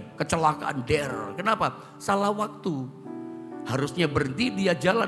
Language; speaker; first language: Indonesian; native; Indonesian